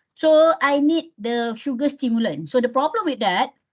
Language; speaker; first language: English; non-native, local second language; Malay